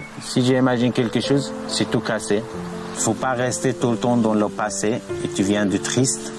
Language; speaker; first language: French; non-native, learner; Arabic